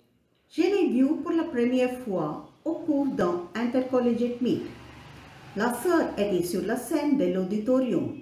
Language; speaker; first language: French; non-native, fluent; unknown